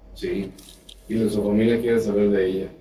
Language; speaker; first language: Spanish; native; Spanish